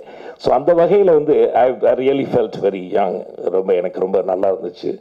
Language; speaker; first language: Tamil; native; Tamil